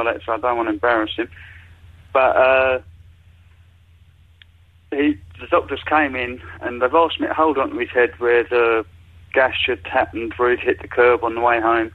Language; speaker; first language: English; native; English